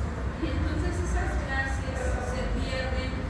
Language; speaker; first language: Spanish; native; Spanish